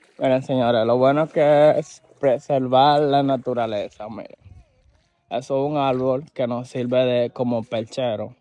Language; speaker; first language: Spanish; native; Spanish